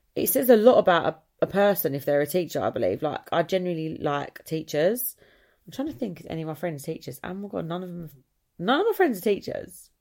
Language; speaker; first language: English; native; English